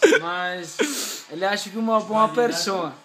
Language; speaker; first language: Portuguese; non-native, learner; Spanish